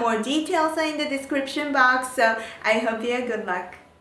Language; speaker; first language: English; non-native, fluent; Japanese